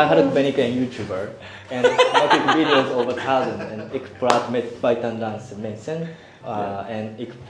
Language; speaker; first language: Dutch; non-native, learner; Japanese